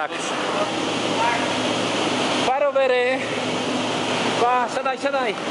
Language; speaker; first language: Polish; non-native, learner; Spanish